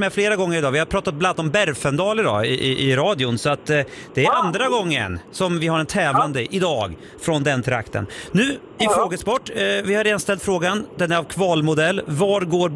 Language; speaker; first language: Swedish; native; Swedish